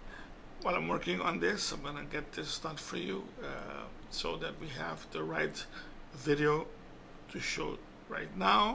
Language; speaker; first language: English; non-native, local second language; Papiamento